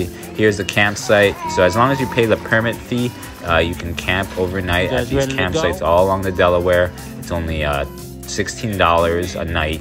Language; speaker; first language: English; native; English